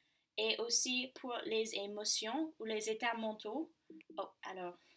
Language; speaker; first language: French; non-native, fluent; English